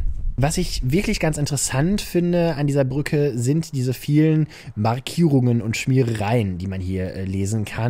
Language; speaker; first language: German; native; German